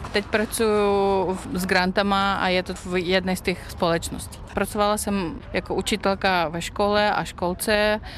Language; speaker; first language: Czech; non-native, fluent; Belarusian